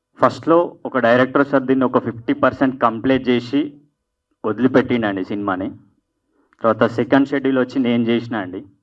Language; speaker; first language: Telugu; native; Telugu